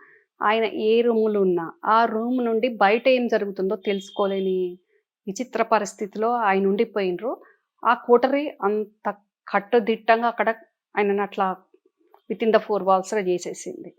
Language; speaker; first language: Telugu; native; Telugu